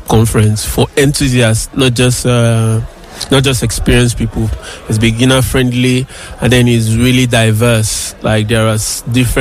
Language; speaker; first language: English; non-native, local second language; Igbo